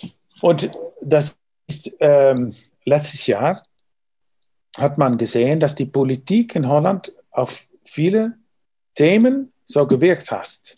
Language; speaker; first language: German; non-native, learner; Dutch